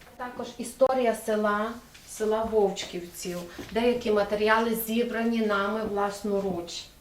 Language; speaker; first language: Ukrainian; native; Ukrainian